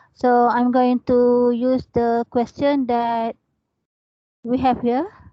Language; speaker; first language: English; non-native, local second language; Malay